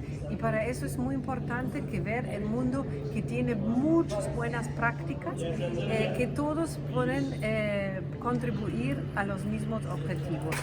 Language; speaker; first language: Spanish; non-native, fluent; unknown